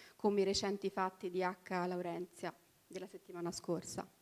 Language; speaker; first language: Italian; early bilingual, other home language; Albanian